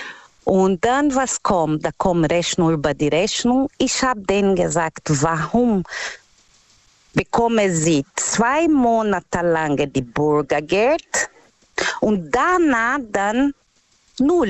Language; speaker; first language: German; non-native, learner; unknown